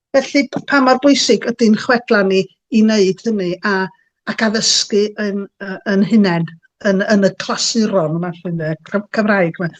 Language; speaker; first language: Welsh; native; Welsh